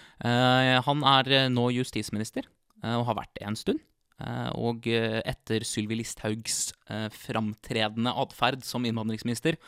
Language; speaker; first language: Norwegian; native; Norwegian